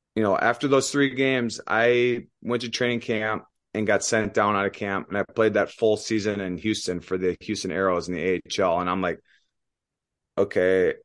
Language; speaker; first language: English; native; English